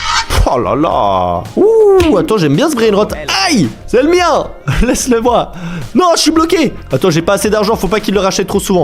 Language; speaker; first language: French; native; French